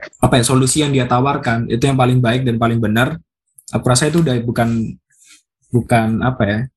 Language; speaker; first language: Indonesian; native; Indonesian